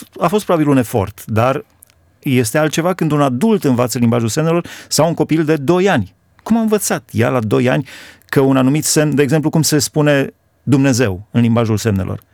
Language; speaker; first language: Romanian; native; Romanian